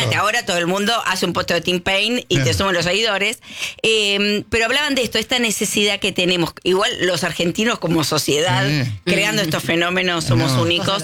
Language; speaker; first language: Spanish; native; Spanish